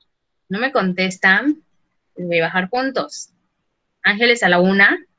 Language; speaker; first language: Spanish; native; Spanish